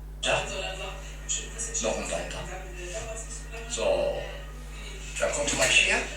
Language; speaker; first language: German; non-native, learner; Korean